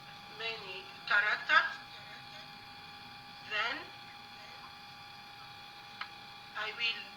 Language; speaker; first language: English; non-native, learner; Arabic